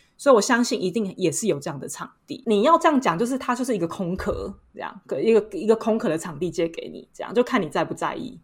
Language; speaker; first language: Chinese; native; Chinese